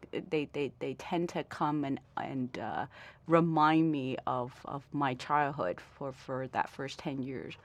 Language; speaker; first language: English; early bilingual, other home language; Vietnamese